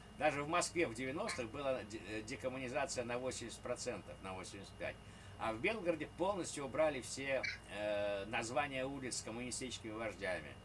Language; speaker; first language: Russian; native; Russian